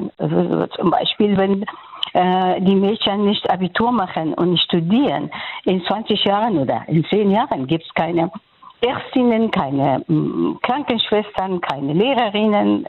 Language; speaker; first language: German; non-native, fluent; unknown